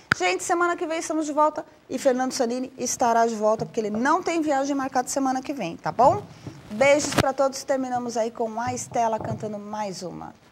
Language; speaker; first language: Portuguese; native; Portuguese